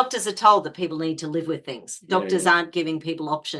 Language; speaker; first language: English; native; English